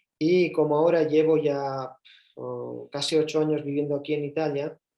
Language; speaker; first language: Spanish; early bilingual, heritage; Spanish